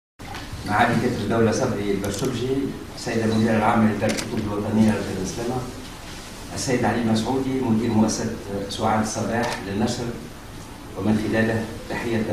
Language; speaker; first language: Arabic; native; Arabic